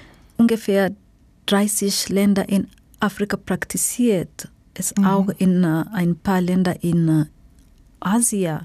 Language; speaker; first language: German; non-native, fluent; Swahili